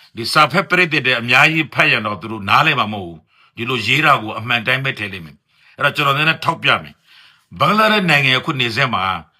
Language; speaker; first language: Burmese; non-native, local second language; Rohingya